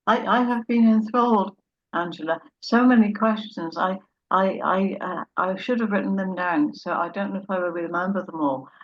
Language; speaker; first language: English; native; English